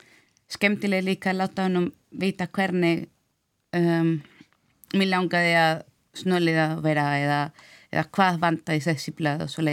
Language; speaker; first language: Icelandic; non-native, learner; Spanish